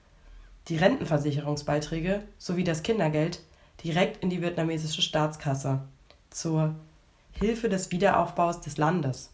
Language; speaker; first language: German; native; German